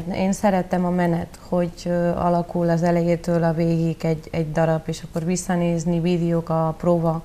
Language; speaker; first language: Hungarian; non-native, learner; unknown